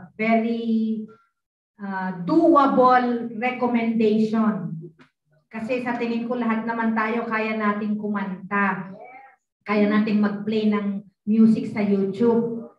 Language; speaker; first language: Filipino; non-native, local second language; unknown